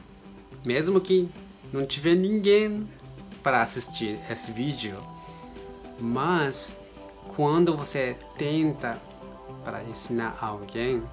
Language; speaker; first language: Portuguese; non-native, learner; Japanese